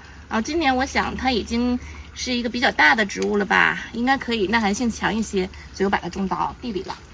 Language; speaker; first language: Chinese; native; Chinese